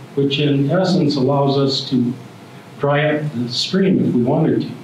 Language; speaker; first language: English; native; English